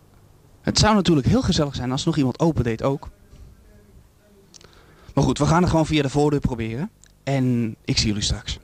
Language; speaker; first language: Dutch; native; Dutch